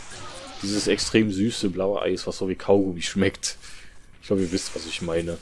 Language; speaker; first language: German; native; German